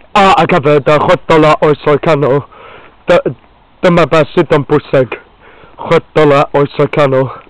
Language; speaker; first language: Welsh; non-native, learner; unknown